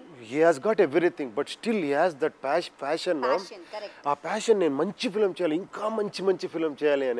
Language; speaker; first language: Telugu; non-native, local second language; Kannada